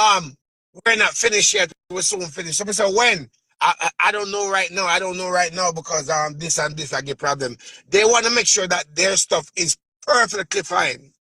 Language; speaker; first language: English; native; English